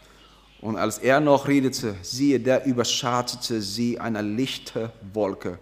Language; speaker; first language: German; non-native, fluent; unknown